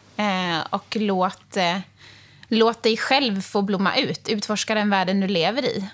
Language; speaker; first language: Swedish; native; Swedish